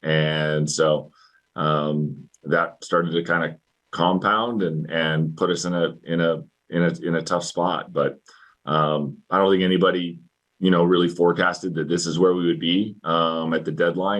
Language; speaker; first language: English; native; English